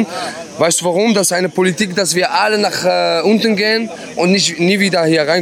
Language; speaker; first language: German; non-native, learner; Arabic